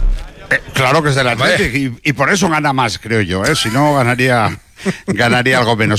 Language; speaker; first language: Spanish; native; Spanish